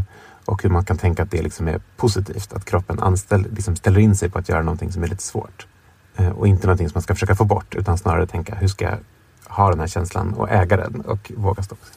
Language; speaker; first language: Swedish; native; Swedish